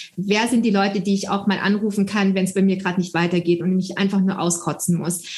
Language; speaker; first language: German; early bilingual, other home language; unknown